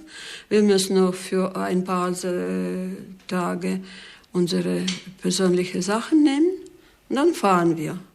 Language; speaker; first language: German; non-native, fluent; Slovak